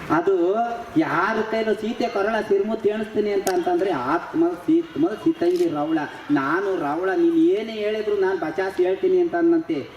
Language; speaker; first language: Kannada; native; Kannada